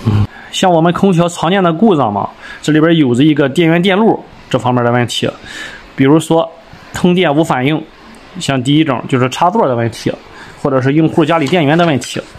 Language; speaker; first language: Chinese; native; Chinese